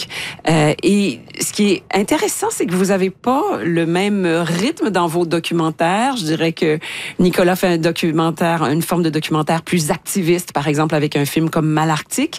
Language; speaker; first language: French; native; French